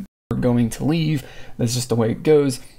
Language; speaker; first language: English; native; English